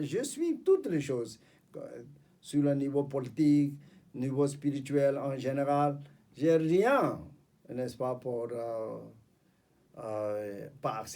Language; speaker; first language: French; non-native, fluent; Tibetan